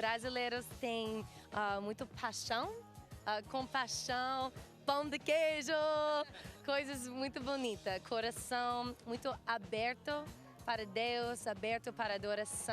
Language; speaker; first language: Portuguese; non-native, learner; English